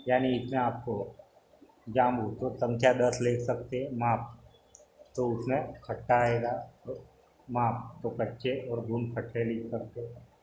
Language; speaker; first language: Hindi; non-native, local second language; Gujarati